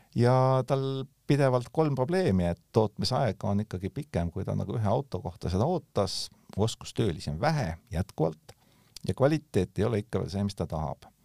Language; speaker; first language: Estonian; native; Estonian